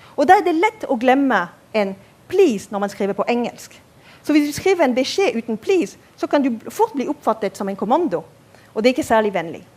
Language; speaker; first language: Norwegian; non-native, fluent; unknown